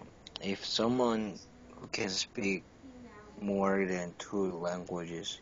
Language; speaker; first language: English; non-native, learner; Korean